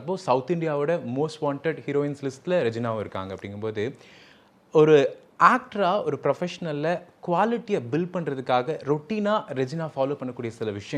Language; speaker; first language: Tamil; native; Tamil